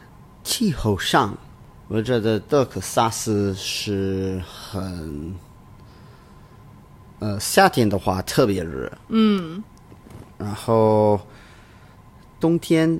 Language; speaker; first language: Chinese; non-native, learner; English